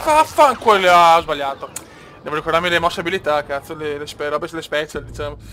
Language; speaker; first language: Italian; native; Italian